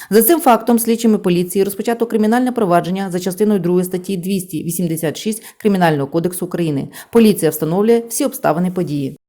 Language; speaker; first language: Ukrainian; native; Ukrainian